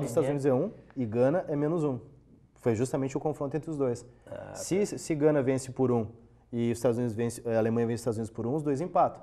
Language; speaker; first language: Portuguese; native; Portuguese